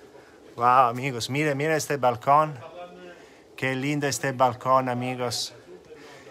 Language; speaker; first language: Spanish; non-native, fluent; Italian